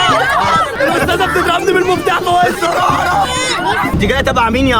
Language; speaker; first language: Arabic; native; Arabic